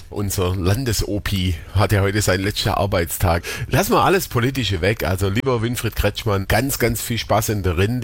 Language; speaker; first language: German; native; German